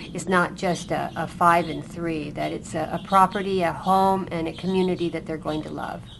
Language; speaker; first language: English; native; English